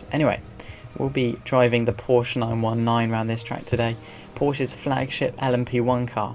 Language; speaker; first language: English; native; English